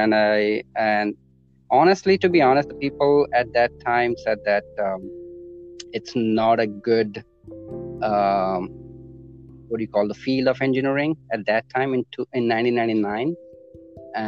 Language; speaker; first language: English; non-native, local second language; Punjabi